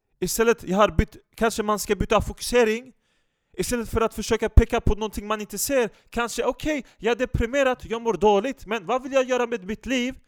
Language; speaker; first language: Swedish; non-native, fluent; Turkish